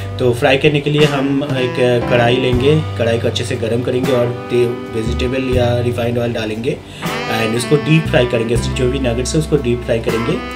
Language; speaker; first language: Hindi; non-native, local second language; Bangla